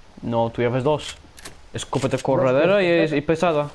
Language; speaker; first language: Spanish; non-native, learner; English